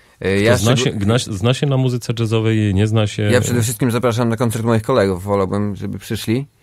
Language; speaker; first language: Polish; native; Polish